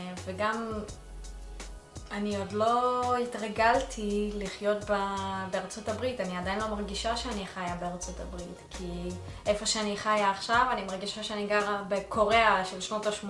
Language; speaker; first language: Hebrew; early bilingual, other home language; Russian